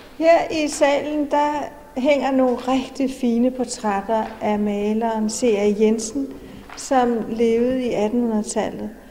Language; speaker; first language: Danish; native; Danish